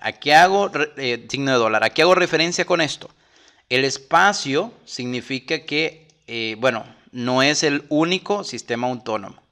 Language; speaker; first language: Spanish; native; Spanish